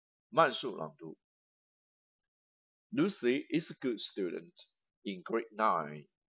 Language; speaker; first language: English; non-native, fluent; Chinese